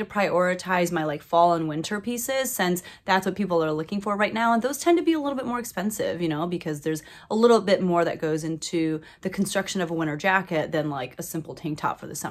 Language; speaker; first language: English; native; English